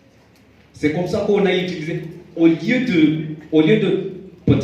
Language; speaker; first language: French; non-native, fluent; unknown